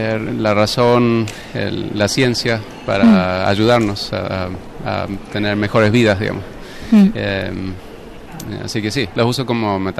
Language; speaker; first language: Spanish; non-native, fluent; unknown